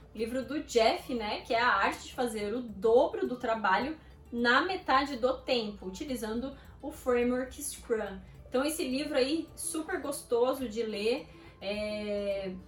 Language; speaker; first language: Portuguese; native; Portuguese